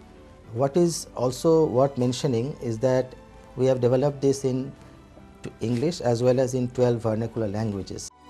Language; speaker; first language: English; non-native, local second language; Bangla